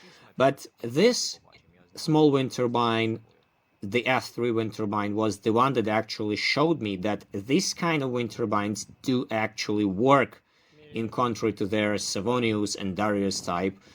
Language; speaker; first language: English; non-native, fluent; Ukrainian